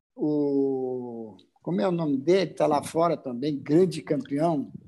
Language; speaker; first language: Portuguese; native; Portuguese